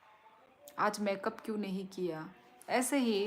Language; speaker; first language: Hindi; non-native, local second language; Kok Borok